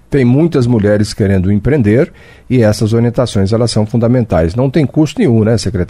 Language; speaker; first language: Portuguese; native; Portuguese